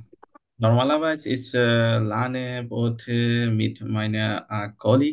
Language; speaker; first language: German; non-native, learner; Bangla